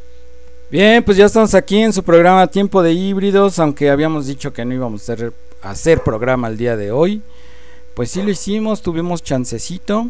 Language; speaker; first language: Spanish; native; Spanish